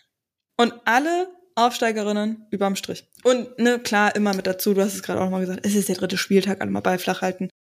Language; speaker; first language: German; native; German